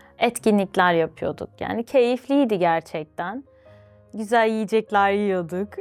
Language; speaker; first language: Turkish; early bilingual, other home language; Azerbaijani